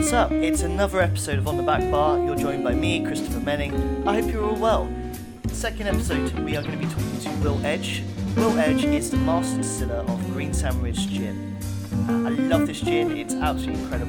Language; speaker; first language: English; native; English